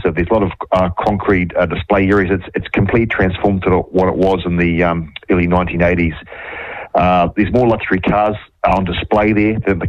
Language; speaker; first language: English; native; English